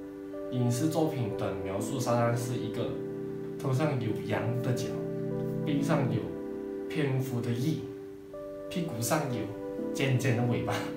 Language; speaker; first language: Chinese; native; Chinese